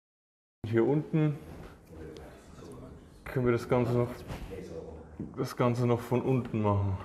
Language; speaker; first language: German; native; German